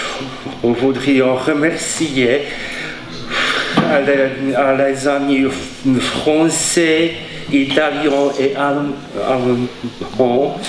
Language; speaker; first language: French; non-native, fluent; Czech